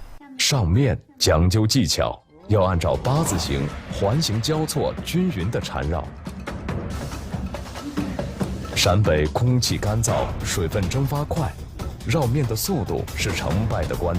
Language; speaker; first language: Chinese; native; Chinese